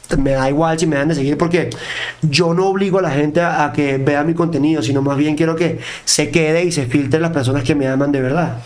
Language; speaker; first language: Spanish; native; Spanish